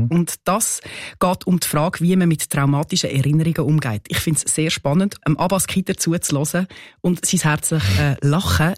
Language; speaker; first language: German; native; German